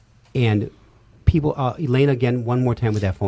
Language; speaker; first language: English; native; English